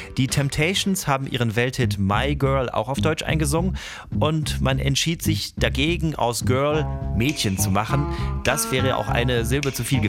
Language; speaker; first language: German; native; German